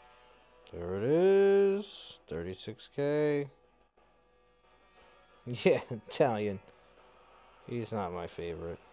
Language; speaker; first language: English; native; English